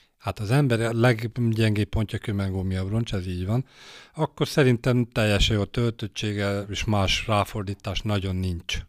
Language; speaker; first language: Hungarian; native; Hungarian